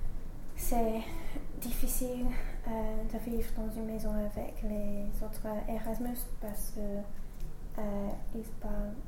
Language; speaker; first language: French; non-native, learner; English